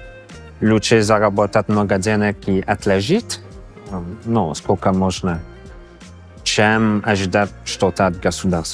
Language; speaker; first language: Russian; non-native, fluent; English